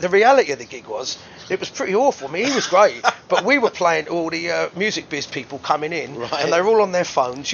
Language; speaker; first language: English; native; English